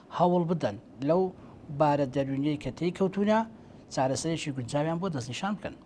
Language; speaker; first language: Central Kurdish; native; Central Kurdish